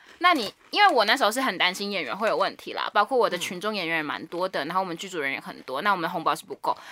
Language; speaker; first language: Chinese; native; Chinese